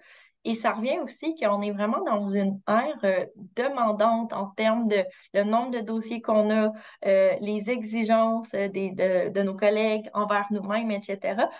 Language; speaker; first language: French; native; French